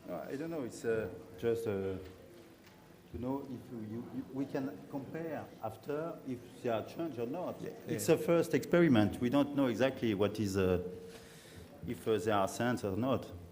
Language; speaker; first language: English; non-native, learner; French